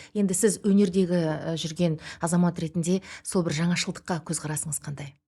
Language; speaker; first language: Kazakh; native; Kazakh